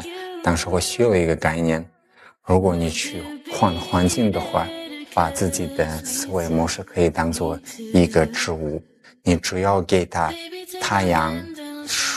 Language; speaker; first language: Chinese; non-native, fluent; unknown